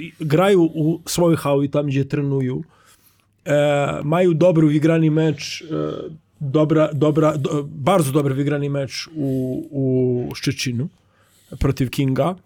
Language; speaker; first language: Polish; non-native, learner; Croatian